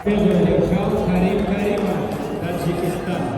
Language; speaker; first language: Russian; native; Russian